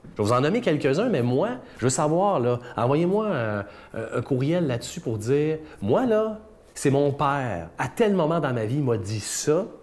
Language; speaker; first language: French; native; French